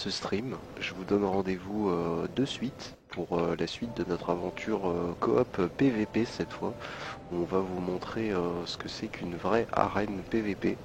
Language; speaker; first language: French; native; French